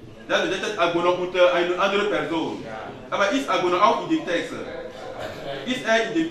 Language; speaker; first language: German; non-native, learner; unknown